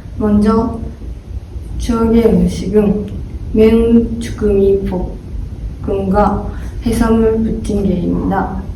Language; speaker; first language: Korean; non-native, learner; Japanese